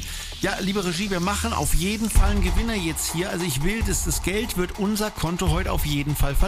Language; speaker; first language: German; native; German